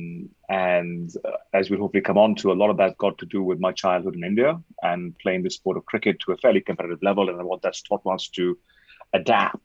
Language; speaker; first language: English; non-native, local second language; Hindi